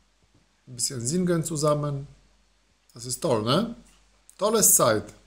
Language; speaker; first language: German; non-native, learner; Polish